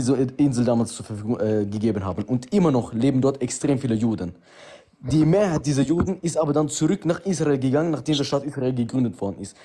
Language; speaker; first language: German; early bilingual, other home language; Arabic